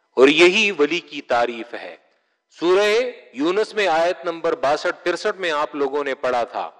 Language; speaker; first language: Urdu; non-native, local second language; Pashto